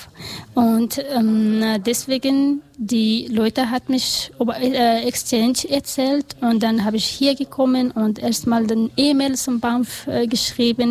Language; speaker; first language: German; non-native, learner; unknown